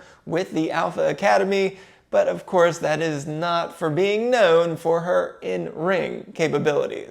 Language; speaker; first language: English; native; English